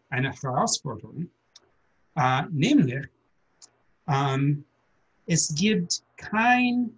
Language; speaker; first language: German; non-native, learner; English